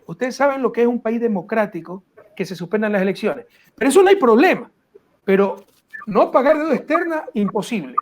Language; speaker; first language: Spanish; native; Spanish